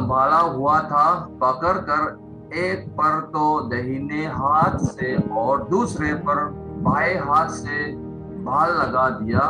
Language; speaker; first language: Hindi; non-native, local second language; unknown